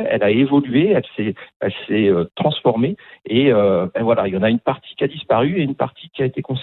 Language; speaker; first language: French; native; French